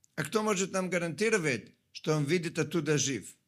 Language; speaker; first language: Russian; non-native, fluent; Italian